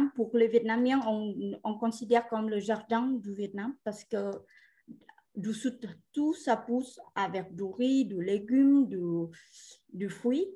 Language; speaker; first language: French; non-native, fluent; Vietnamese